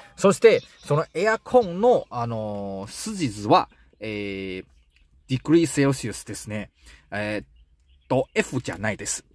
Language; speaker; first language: Japanese; non-native, learner; Chinese